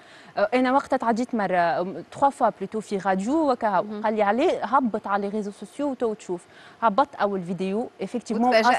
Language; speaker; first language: Arabic; native; Arabic